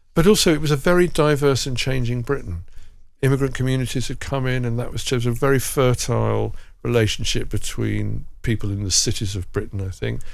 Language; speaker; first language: English; native; English